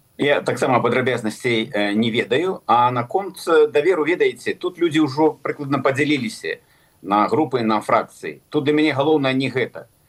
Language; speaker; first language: Belarusian; native; Belarusian